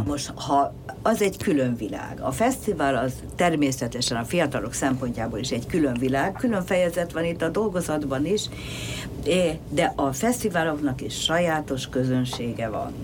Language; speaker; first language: Hungarian; native; Hungarian